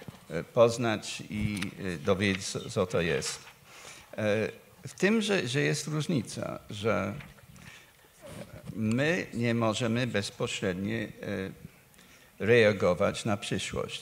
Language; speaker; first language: Polish; non-native, fluent; English